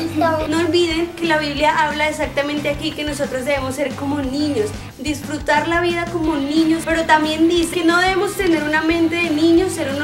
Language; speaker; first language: Spanish; native; Spanish